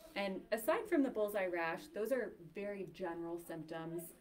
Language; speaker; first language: English; native; English